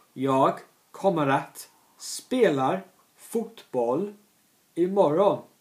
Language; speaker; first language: Swedish; non-native, learner; English